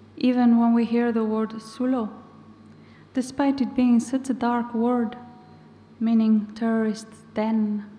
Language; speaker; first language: English; non-native, fluent; Basque